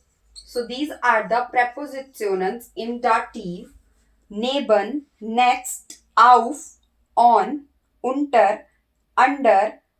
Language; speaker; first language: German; non-native, learner; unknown